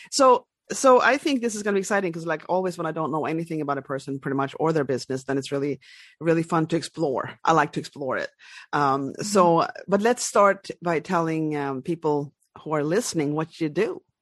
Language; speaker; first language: English; non-native, fluent; Swedish